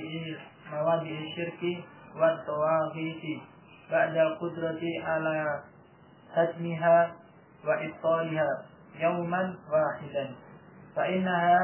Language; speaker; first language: Arabic; non-native, learner; Indonesian